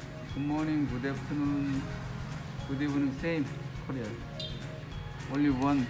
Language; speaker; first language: English; non-native, learner; Korean